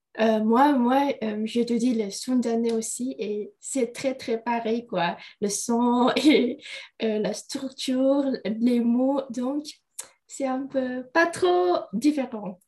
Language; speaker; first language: French; non-native, learner; Indonesian